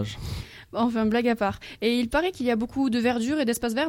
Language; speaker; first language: French; native; French